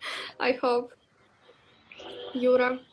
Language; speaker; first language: English; non-native, learner; Russian